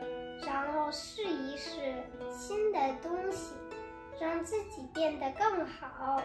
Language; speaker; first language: Chinese; non-native, learner; Polish